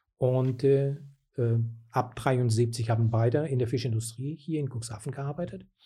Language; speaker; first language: German; non-native, fluent; Portuguese